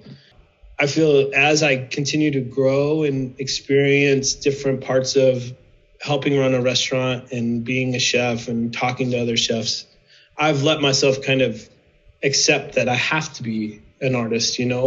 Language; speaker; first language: English; native; English